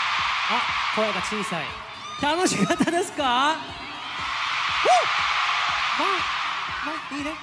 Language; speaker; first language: Japanese; non-native, learner; Korean